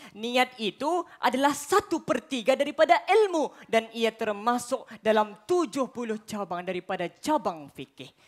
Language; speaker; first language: Malay; native; Malay